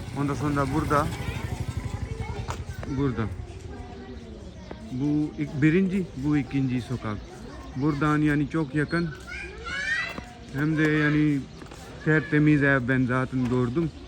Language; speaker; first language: Turkish; non-native, learner; Urdu